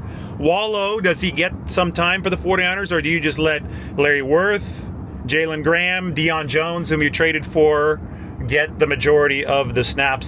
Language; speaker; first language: English; native; English